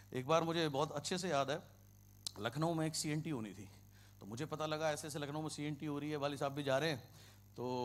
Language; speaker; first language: Hindi; non-native, local second language; Kannada